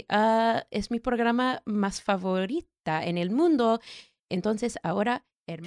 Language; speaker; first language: Spanish; non-native, learner; English